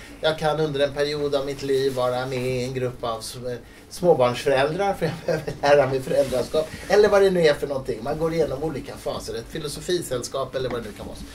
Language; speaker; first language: Swedish; native; Swedish